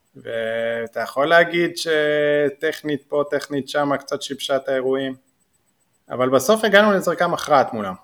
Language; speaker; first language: Hebrew; native; Hebrew